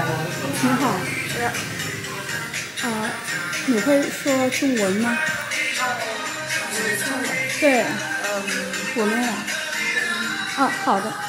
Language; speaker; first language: Chinese; non-native, fluent; Vietnamese